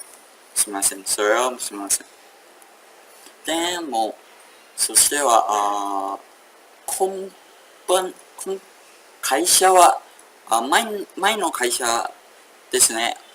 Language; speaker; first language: Japanese; non-native, learner; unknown